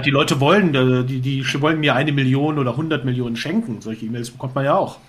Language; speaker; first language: German; native; German